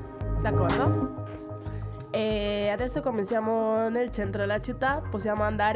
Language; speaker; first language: Italian; non-native, fluent; Spanish